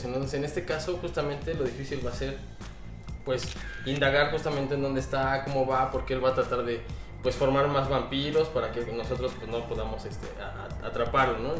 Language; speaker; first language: Spanish; native; Spanish